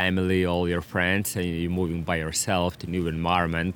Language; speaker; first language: English; non-native, fluent; Lithuanian